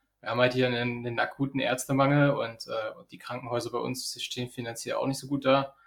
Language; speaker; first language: German; native; German